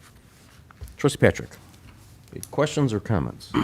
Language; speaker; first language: English; native; English